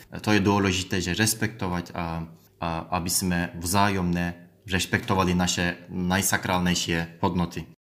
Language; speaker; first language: Slovak; non-native, learner; Turkish